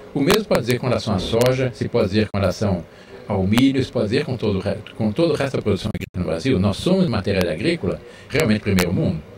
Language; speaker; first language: Portuguese; early bilingual, other home language; French